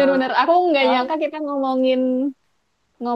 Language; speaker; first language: Indonesian; native; Indonesian